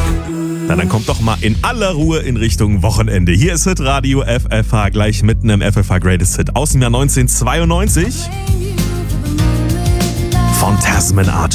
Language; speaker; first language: German; native; German